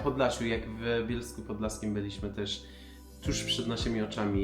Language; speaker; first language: Polish; non-native, fluent; Persian